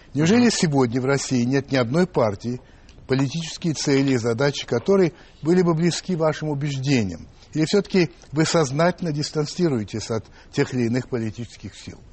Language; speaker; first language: Russian; early bilingual, other home language; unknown